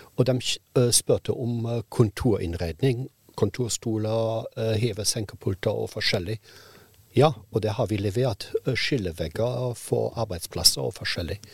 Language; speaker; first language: Norwegian; non-native, fluent; German